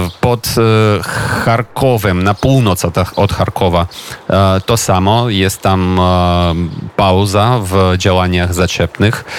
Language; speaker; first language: Polish; non-native, fluent; Ukrainian